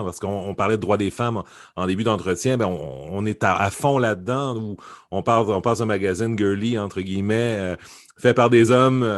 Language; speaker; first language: French; native; French